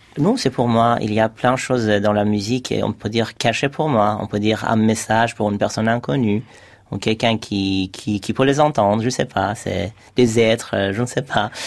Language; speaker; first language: French; non-native, fluent; Persian